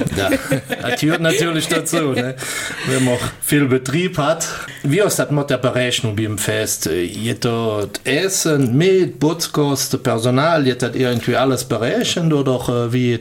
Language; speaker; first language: German; native; German